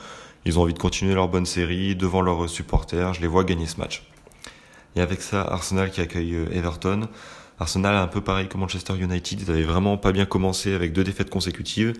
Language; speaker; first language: French; native; French